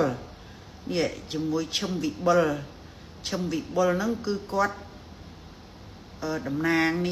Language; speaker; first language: Khmer; native; Khmer